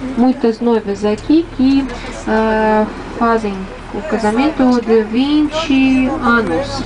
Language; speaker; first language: Portuguese; non-native, fluent; Russian